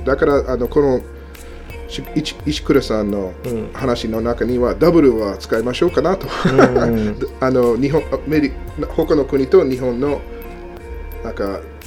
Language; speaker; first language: Japanese; non-native, learner; English